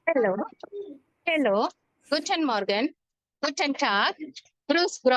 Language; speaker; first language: German; non-native, fluent; Tamil